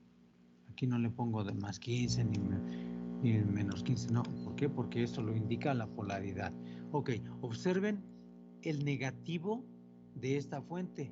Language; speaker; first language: Spanish; native; Spanish